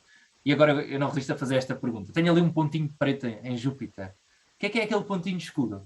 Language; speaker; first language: Portuguese; native; Portuguese